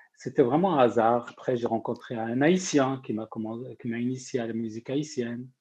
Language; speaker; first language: French; non-native, local second language; Arabic